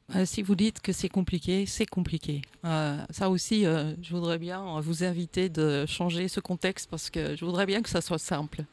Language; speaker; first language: French; non-native, fluent; Dutch